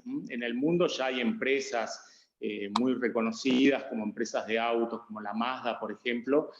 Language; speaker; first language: Spanish; native; Spanish